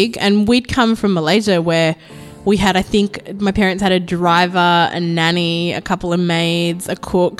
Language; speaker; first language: English; native; English